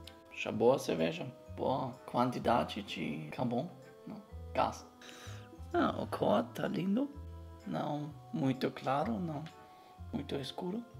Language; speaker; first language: Portuguese; non-native, learner; German